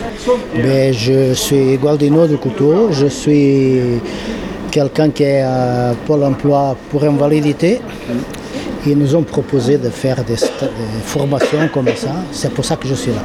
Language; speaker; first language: French; non-native, fluent; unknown